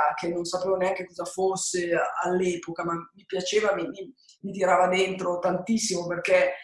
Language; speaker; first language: Italian; native; Italian